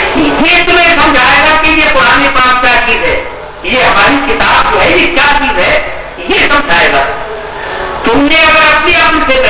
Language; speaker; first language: Urdu; non-native, local second language; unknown